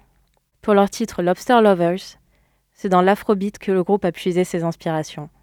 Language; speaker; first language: French; native; French